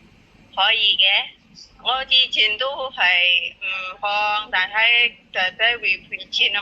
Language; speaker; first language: Cantonese; non-native, learner; Indonesian